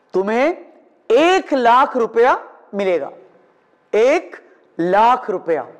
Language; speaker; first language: Hindi; non-native, local second language; Malayalam